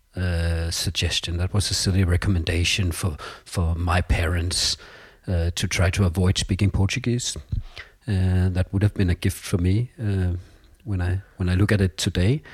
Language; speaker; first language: English; non-native, fluent; Danish